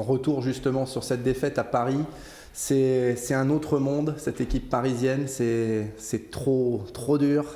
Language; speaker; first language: French; native; French